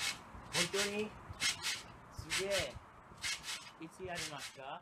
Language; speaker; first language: Japanese; non-native, learner; English